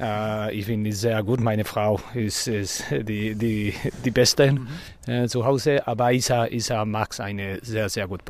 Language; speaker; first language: German; non-native, learner; Spanish